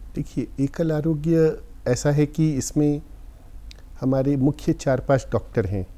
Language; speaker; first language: Hindi; native; Hindi